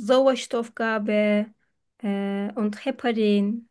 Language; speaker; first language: German; non-native, fluent; Turkish